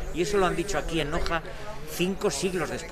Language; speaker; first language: Spanish; native; Spanish